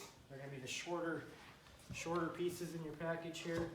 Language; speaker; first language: English; native; English